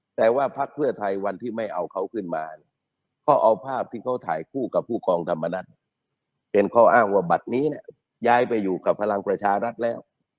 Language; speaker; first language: Thai; native; Thai